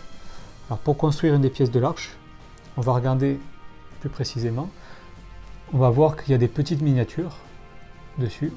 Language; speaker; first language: French; native; French